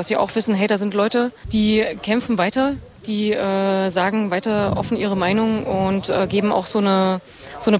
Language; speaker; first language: German; native; German